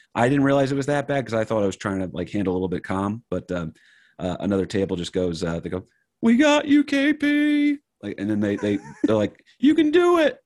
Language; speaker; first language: English; native; English